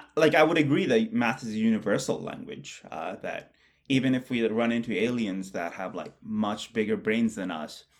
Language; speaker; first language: English; non-native, local second language; Bangla